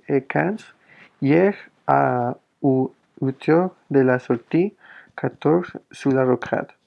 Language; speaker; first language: French; non-native, learner; Spanish